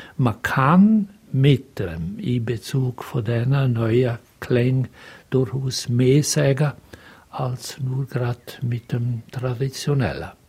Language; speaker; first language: German; non-native, local second language; Romansh